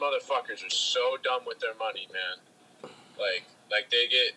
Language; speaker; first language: English; native; English